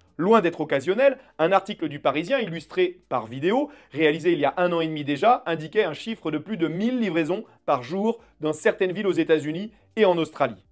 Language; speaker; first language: French; native; French